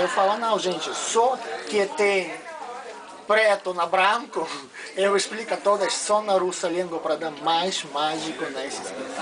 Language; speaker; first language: Portuguese; non-native, learner; Russian